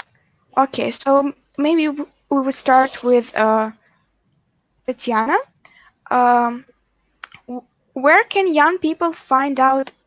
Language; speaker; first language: English; non-native, fluent; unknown